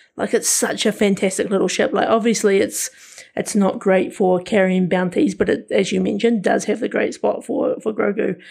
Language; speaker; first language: English; native; English